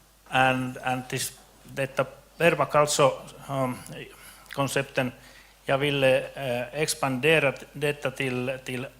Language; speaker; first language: Swedish; non-native, local second language; Finnish